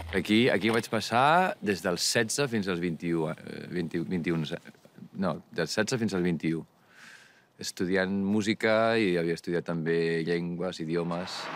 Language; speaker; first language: Catalan; non-native, fluent; Icelandic